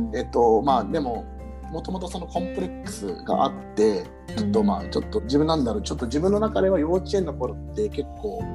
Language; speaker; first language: Japanese; early bilingual, heritage; English